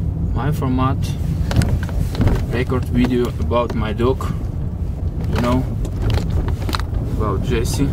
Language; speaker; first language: English; non-native, learner; Russian